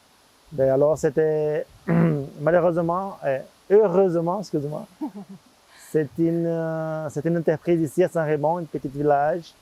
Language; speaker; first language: French; non-native, fluent; Portuguese